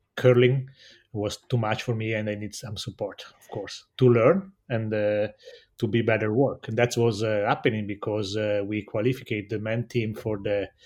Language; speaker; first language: English; non-native, learner; Italian